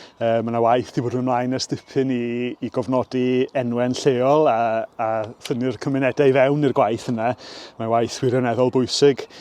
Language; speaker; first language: Welsh; native; Welsh